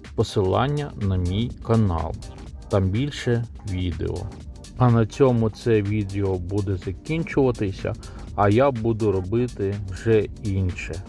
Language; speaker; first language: Ukrainian; non-native, local second language; Russian